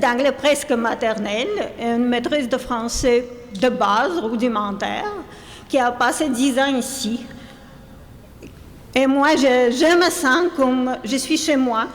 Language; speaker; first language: French; non-native, fluent; Armenian